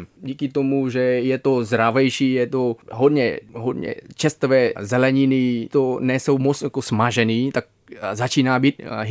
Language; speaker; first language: Czech; non-native, fluent; Vietnamese